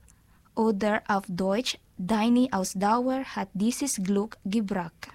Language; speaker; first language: German; non-native, learner; Filipino